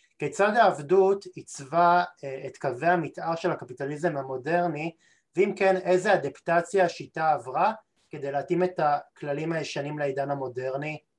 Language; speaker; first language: Hebrew; native; Hebrew